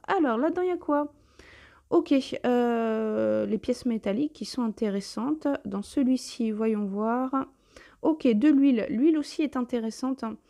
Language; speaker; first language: French; native; French